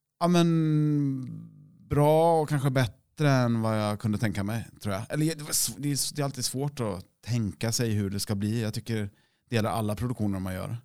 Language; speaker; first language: Swedish; native; Swedish